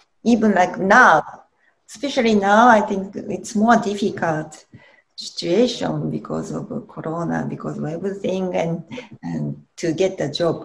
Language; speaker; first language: English; non-native, learner; Japanese